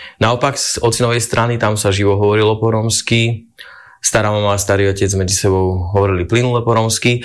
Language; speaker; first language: Slovak; native; Slovak